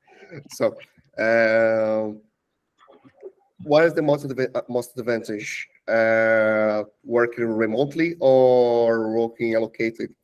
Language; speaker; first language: English; non-native, learner; Portuguese